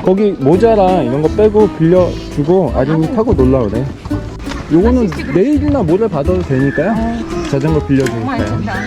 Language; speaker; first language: Korean; native; Korean